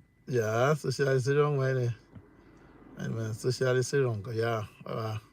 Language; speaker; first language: German; non-native, learner; English